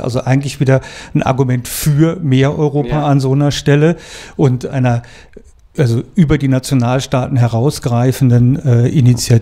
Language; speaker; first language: German; native; German